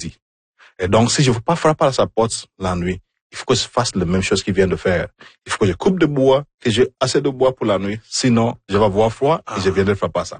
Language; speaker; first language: French; non-native, fluent; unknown